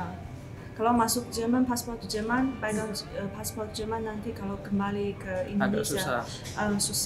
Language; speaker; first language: Indonesian; non-native, learner; Chinese